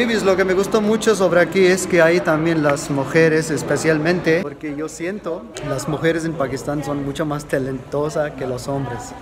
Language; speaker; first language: Spanish; non-native, fluent; Urdu